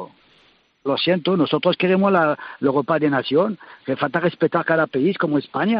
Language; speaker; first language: Spanish; non-native, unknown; French